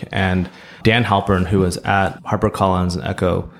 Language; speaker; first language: English; native; English